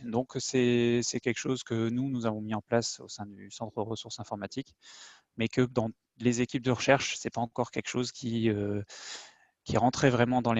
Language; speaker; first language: French; native; French